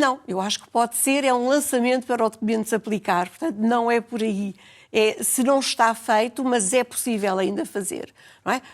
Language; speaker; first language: Portuguese; native; Portuguese